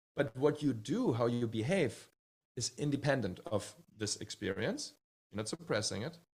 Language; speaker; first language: English; early bilingual, other home language; Czech